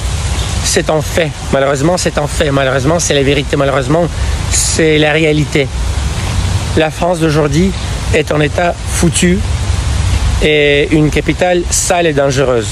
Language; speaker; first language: French; non-native, fluent; Russian